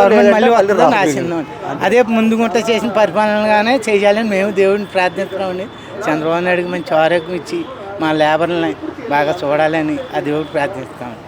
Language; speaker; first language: Telugu; native; Telugu